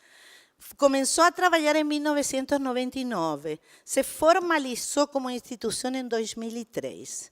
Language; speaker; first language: Portuguese; non-native, fluent; Spanish